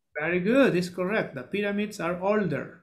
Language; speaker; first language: English; non-native, learner; Spanish